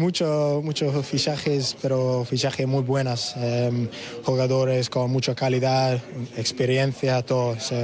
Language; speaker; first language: Spanish; non-native, learner; English